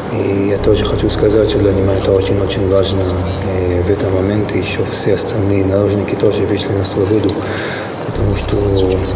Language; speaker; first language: Russian; early bilingual, heritage; Russian